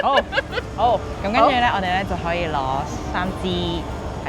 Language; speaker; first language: Cantonese; native; Cantonese